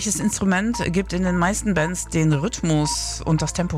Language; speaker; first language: German; native; German